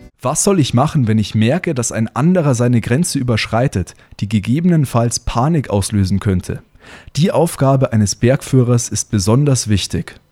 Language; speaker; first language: German; native; German